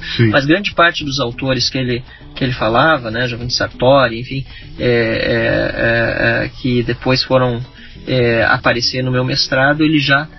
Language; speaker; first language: Portuguese; native; Portuguese